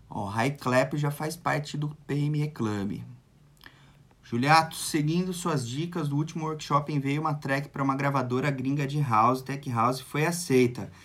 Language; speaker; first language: Portuguese; native; Portuguese